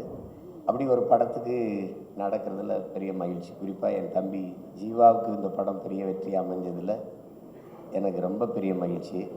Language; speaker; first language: Tamil; native; Tamil